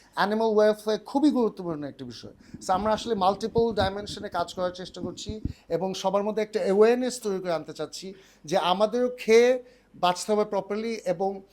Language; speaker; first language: Bangla; early bilingual, heritage; Bangla